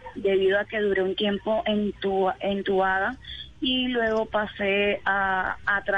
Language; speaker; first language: Spanish; native; Spanish